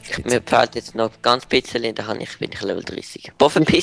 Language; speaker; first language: German; native; German